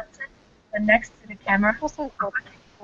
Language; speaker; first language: English; non-native, learner; Korean